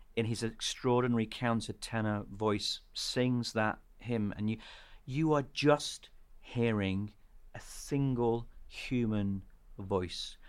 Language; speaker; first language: English; native; English